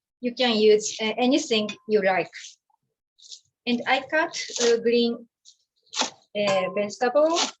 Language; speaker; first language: English; non-native, learner; Japanese